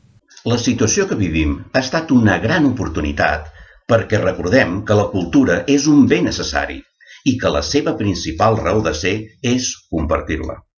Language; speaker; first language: Catalan; native; Catalan